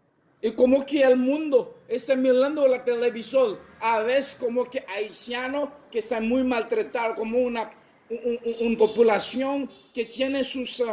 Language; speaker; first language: Spanish; non-native, local second language; Haitian Creole